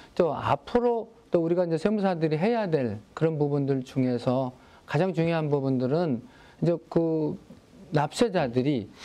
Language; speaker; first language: Korean; native; Korean